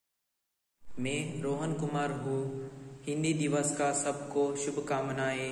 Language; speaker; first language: Hindi; non-native, local second language; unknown